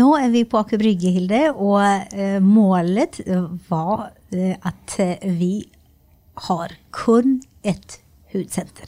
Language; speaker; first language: Norwegian; early bilingual, other home language; Albanian